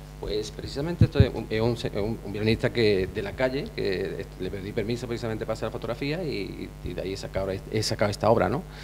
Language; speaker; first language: Spanish; native; Spanish